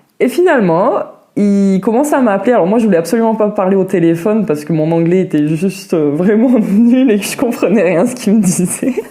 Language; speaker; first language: French; native; French